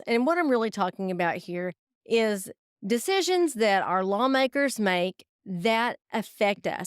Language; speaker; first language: English; native; English